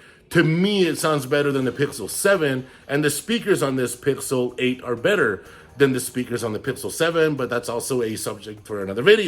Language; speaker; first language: English; native; English